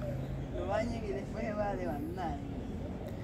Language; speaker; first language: Spanish; native; Spanish